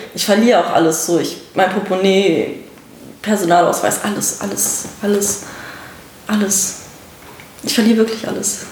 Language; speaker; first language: German; early bilingual, other home language; Russian